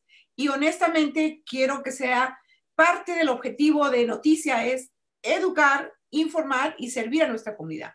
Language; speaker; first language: Spanish; native; Spanish